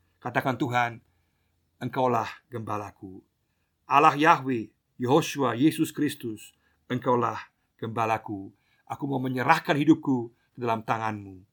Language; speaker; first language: Indonesian; non-native, fluent; German